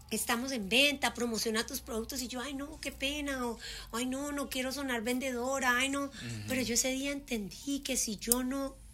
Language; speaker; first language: Spanish; native; Spanish